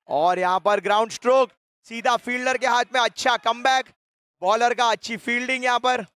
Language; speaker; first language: Hindi; non-native, local second language; Gujarati